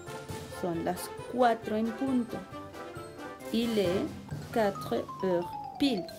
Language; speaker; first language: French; non-native, fluent; Spanish